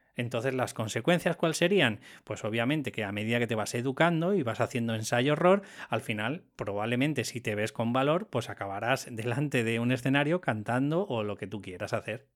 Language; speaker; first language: Spanish; native; Spanish